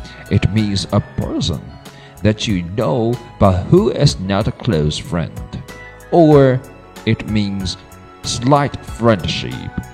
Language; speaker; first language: English; non-native, fluent; Chinese